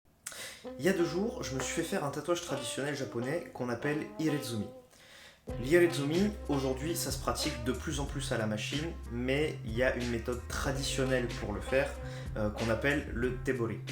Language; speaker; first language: French; native; French